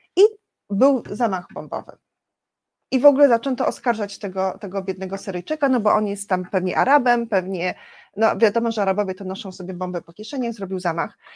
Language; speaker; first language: Polish; native; Polish